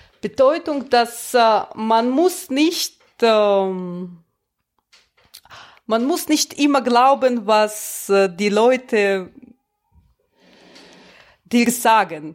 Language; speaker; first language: German; non-native, learner; Russian